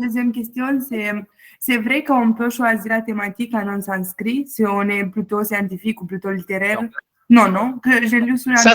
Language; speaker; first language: French; non-native, learner; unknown